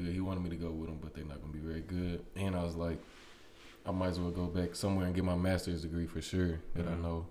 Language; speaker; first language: English; native; English